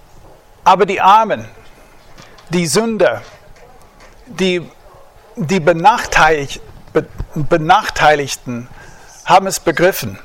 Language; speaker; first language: German; non-native, fluent; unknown